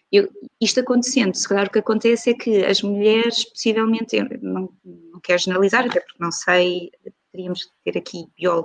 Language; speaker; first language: Portuguese; native; Portuguese